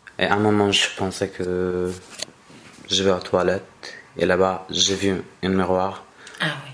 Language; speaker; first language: French; non-native, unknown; Arabic